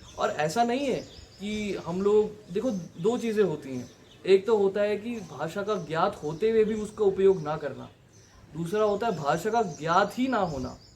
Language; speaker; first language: Hindi; native; Hindi